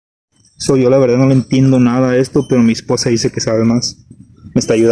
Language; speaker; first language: Spanish; native; Spanish